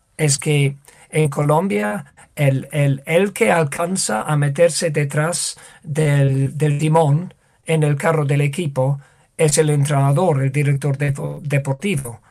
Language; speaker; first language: Spanish; non-native, fluent; English